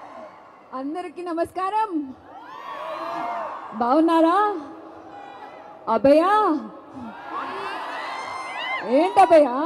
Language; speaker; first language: Telugu; non-native, learner; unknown